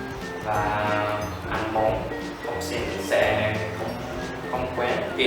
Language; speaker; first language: Vietnamese; non-native, learner; English